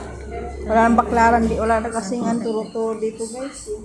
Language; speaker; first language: Filipino; native; Filipino